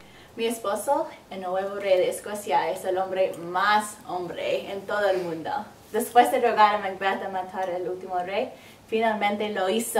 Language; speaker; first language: Spanish; non-native, learner; English